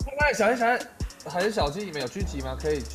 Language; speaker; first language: Chinese; native; Chinese